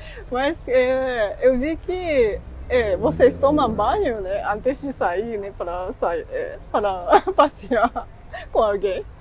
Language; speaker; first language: Portuguese; non-native, fluent; Japanese